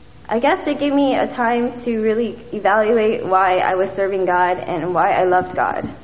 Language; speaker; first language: English; early bilingual, other home language; Min Nan Chinese